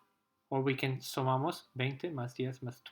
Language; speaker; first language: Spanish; non-native, fluent; English